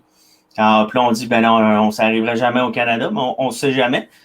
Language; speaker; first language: French; native; French